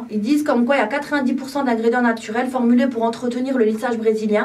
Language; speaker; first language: French; native; French